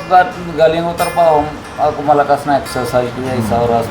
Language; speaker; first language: Filipino; non-native, learner; Punjabi